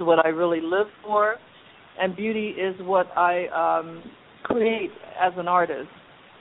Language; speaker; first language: English; native; English